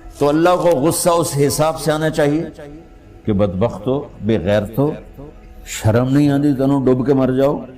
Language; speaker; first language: Urdu; non-native, local second language; Punjabi